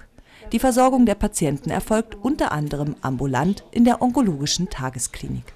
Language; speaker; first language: German; native; German